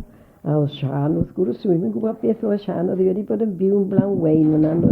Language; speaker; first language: Welsh; native; Welsh